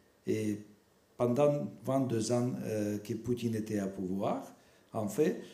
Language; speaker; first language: French; non-native, fluent; Russian